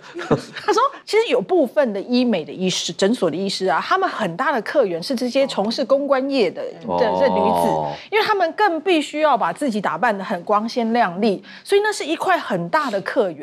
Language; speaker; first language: Chinese; native; Chinese